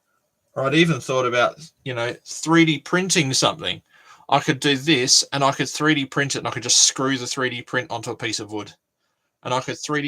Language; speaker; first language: English; native; English